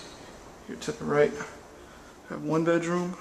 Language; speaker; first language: English; native; English